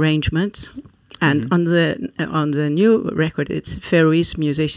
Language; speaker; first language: English; non-native, fluent; Faroese